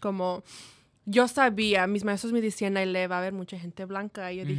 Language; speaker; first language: Spanish; early bilingual, heritage; Spanish